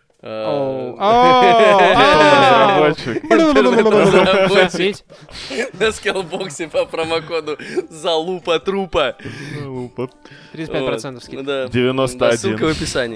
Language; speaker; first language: Russian; native; Russian